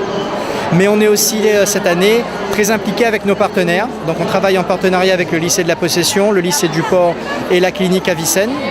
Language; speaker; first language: French; native; French